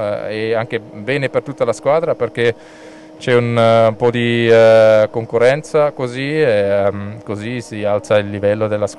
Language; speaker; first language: Italian; non-native, local second language; German